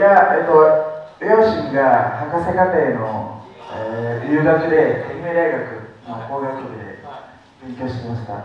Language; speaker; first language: Japanese; non-native, fluent; Indonesian